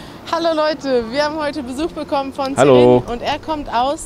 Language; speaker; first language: German; native; German